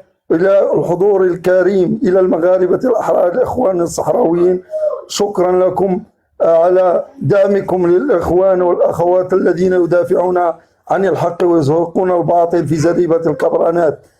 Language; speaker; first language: Arabic; native; Arabic